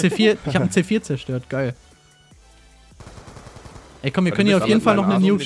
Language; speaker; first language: German; native; German